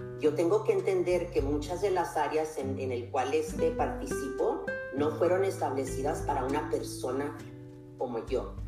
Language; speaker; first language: Spanish; early bilingual, heritage; Spanish